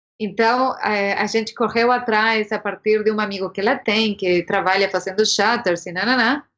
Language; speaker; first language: Portuguese; non-native, fluent; Spanish